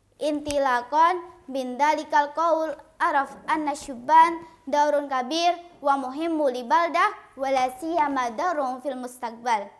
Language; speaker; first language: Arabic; non-native, learner; Indonesian